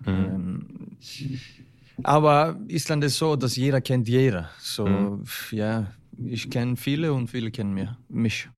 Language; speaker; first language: German; non-native, learner; Icelandic